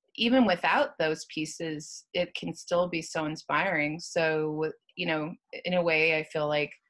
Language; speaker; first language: English; native; English